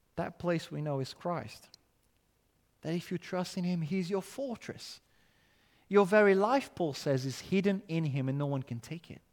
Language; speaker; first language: English; non-native, fluent; Portuguese